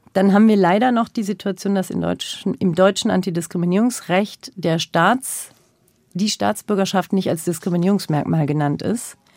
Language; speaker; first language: German; early bilingual, other home language; Turkish